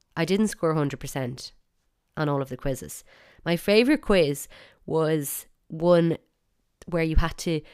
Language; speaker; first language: English; native; English